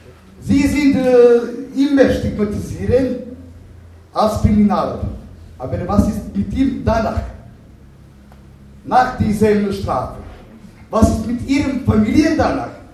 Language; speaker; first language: German; non-native, learner; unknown